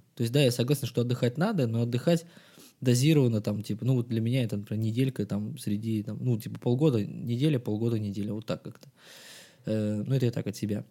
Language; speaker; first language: Russian; native; Russian